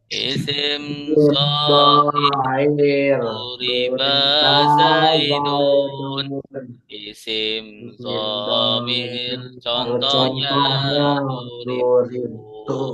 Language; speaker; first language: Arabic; non-native, fluent; Indonesian